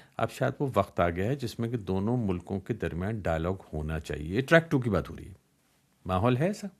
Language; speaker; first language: Urdu; native; Urdu